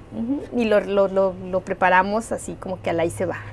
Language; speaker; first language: Spanish; native; Spanish